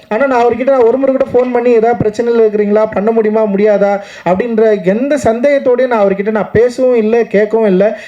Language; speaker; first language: Tamil; native; Tamil